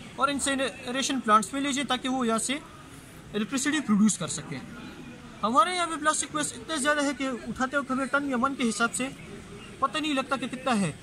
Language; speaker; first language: Urdu; non-native, local second language; Pashto